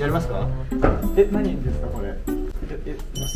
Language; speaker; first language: Japanese; native; Japanese